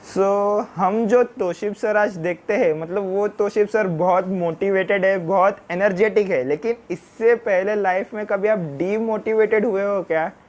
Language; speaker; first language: Hindi; non-native, local second language; Marathi